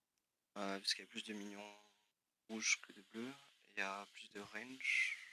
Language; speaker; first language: French; native; French